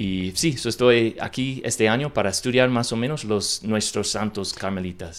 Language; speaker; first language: Spanish; non-native, learner; English